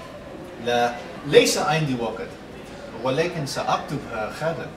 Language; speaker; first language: Arabic; non-native, learner; English